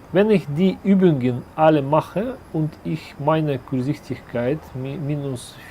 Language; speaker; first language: German; non-native, learner; Russian